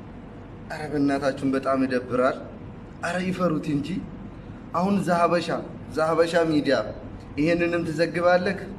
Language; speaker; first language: Amharic; non-native, local second language; Oromo